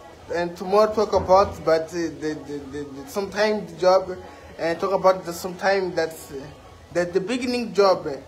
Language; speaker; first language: English; non-native, learner; Portuguese